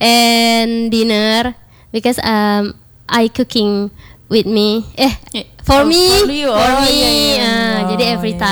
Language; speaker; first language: English; non-native, learner; Indonesian